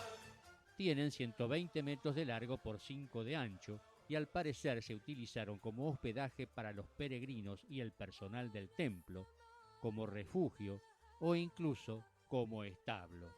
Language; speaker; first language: Spanish; native; Spanish